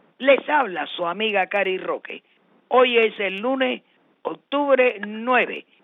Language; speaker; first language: Spanish; native; Spanish